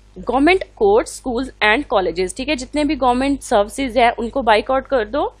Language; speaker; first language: Hindi; non-native, local second language; Punjabi